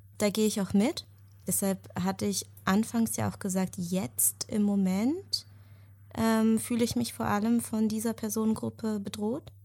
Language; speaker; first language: German; early bilingual, other home language; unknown